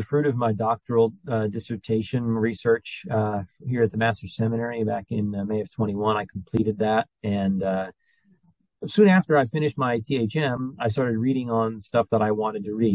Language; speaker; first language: English; native; English